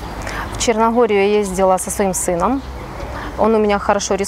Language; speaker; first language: Russian; native; Russian